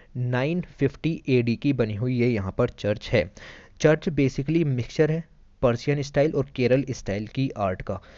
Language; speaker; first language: Hindi; native; Hindi